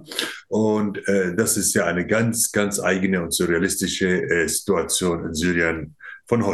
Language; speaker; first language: German; non-native, fluent; Arabic